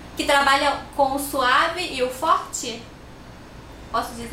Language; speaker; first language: Portuguese; non-native, fluent; Chinese